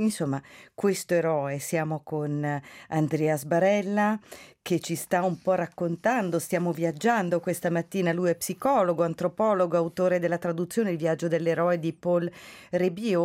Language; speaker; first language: Italian; native; Italian